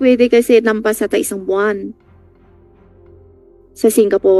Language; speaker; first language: Filipino; non-native, learner; Chinese